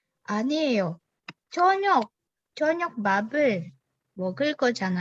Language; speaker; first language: Korean; non-native, fluent; Indonesian